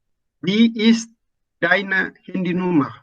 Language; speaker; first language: German; non-native, fluent; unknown